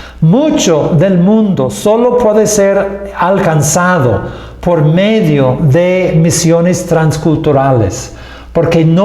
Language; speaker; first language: Spanish; non-native, fluent; English